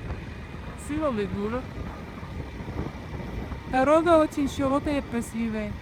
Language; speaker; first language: Russian; non-native, local second language; Kazakh